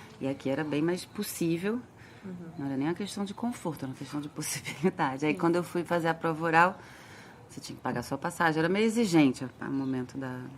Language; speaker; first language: Portuguese; early bilingual, other home language; French